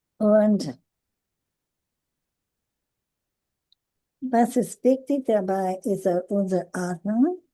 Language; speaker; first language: German; non-native, learner; English